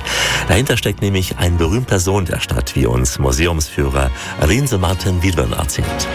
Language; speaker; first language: German; native; German